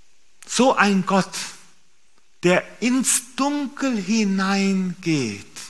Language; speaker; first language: German; native; German